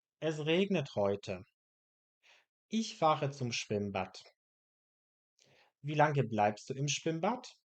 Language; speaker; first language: German; non-native, fluent; Polish